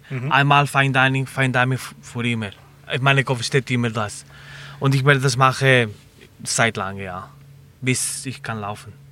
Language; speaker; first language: German; non-native, learner; Spanish